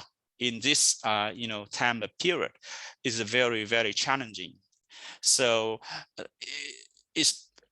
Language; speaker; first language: English; non-native, fluent; Vietnamese